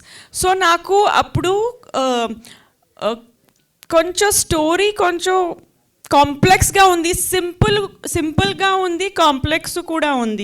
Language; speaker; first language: Telugu; non-native, fluent; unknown